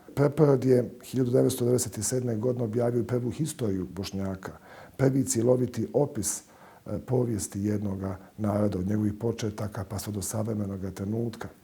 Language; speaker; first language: Bosnian; native; Bosnian